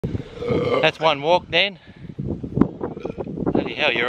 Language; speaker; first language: English; native; English